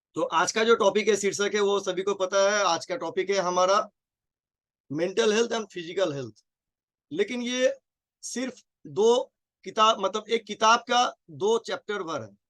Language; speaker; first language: Hindi; native; Hindi